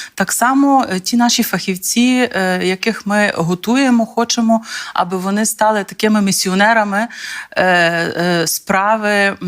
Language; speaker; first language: Ukrainian; native; Ukrainian